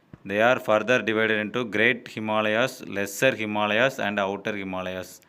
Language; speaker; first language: English; non-native, local second language; Tamil